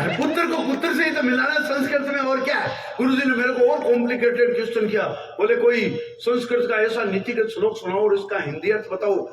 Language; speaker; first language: Hindi; native; Hindi